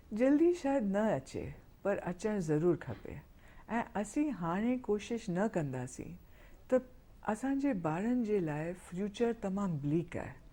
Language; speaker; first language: Sindhi; early bilingual, heritage; Sindhi